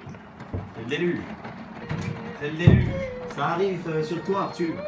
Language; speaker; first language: French; native; French